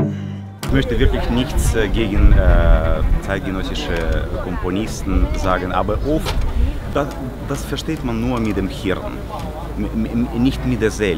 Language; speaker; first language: German; non-native, fluent; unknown